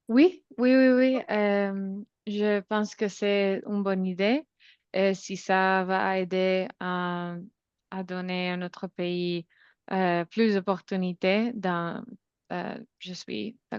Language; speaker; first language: French; non-native, fluent; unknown